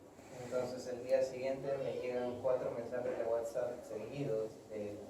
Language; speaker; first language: Spanish; native; Spanish